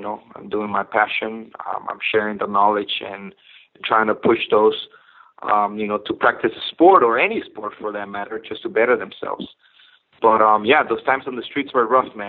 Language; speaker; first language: English; non-native, fluent; Spanish